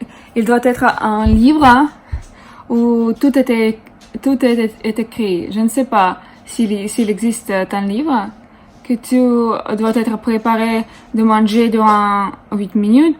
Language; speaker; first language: French; non-native, learner; Russian